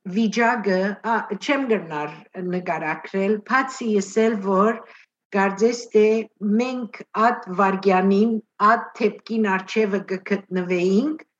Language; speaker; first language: Armenian; early bilingual, heritage; Armenian